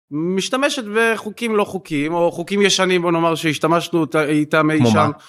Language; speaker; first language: Hebrew; native; Hebrew